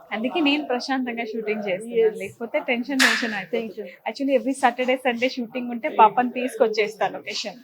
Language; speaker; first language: Telugu; non-native, fluent; Marathi